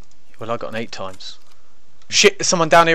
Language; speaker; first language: English; native; English